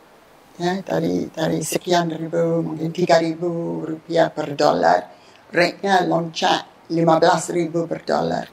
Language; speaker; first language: Indonesian; non-native, fluent; English